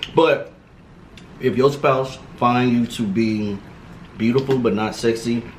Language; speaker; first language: English; native; English